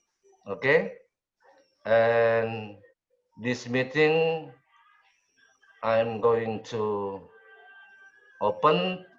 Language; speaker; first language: English; non-native, learner; Indonesian